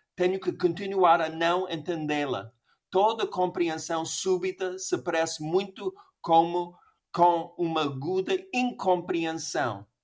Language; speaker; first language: Portuguese; non-native, fluent; English